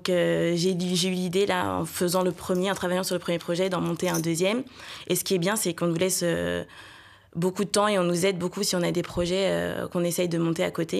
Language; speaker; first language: French; native; French